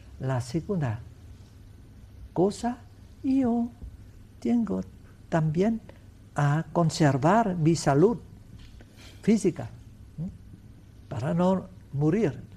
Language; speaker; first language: Spanish; non-native, learner; Vietnamese